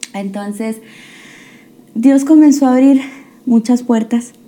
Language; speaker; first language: Spanish; early bilingual, heritage; Spanish